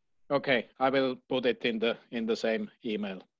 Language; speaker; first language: English; non-native, fluent; Finnish